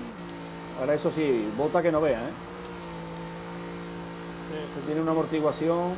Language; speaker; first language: Spanish; native; Spanish